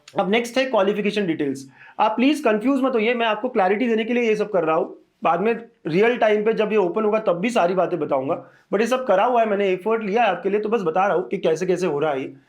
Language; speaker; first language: Hindi; native; Hindi